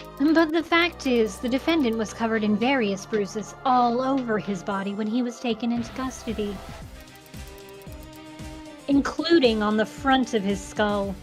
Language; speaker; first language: English; native; English